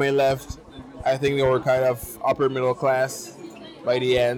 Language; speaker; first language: English; non-native, local second language; French